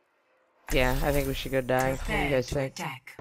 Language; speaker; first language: English; native; English